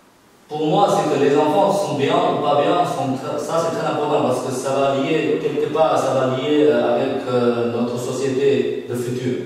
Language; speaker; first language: French; non-native, fluent; Chinese